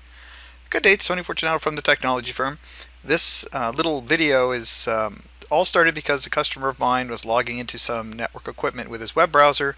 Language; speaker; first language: English; native; English